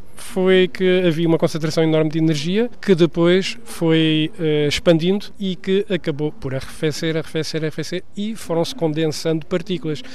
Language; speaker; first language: Portuguese; native; Portuguese